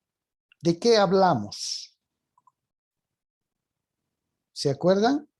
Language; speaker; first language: Spanish; native; Spanish